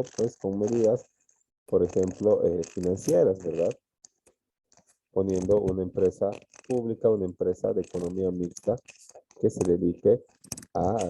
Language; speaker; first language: Spanish; native; Spanish